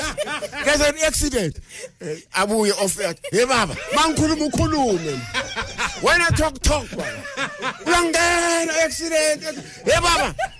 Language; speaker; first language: English; non-native, local second language; Zulu